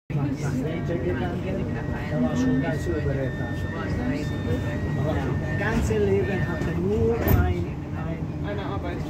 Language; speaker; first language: German; non-native, learner; Hungarian